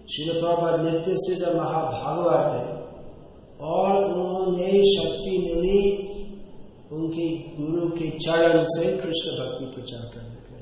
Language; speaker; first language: Hindi; non-native, fluent; English